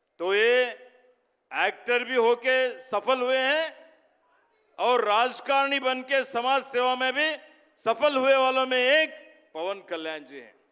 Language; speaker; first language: Hindi; non-native, local second language; Kannada